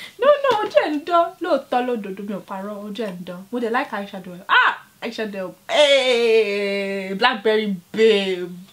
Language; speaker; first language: Yoruba; early bilingual, heritage; Yoruba